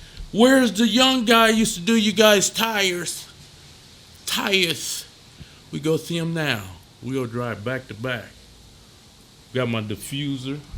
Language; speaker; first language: English; native; English